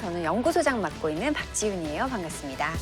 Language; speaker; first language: Korean; native; Korean